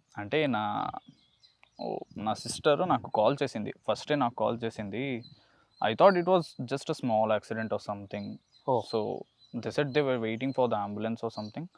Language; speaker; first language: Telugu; non-native, learner; Kannada